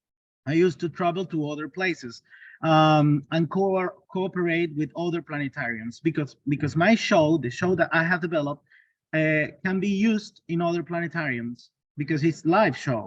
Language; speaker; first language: English; non-native, learner; Spanish